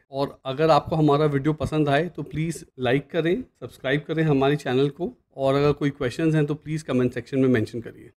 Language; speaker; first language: Hindi; native; Hindi